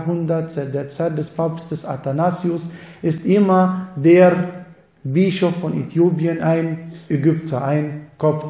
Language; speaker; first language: German; non-native, fluent; Arabic